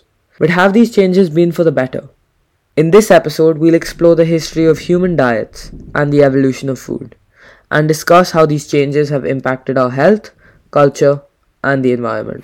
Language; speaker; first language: English; non-native, local second language; Hindi